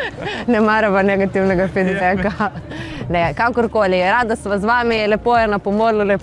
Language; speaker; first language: Slovenian; native; Slovenian